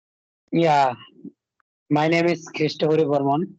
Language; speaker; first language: English; non-native, learner; Bangla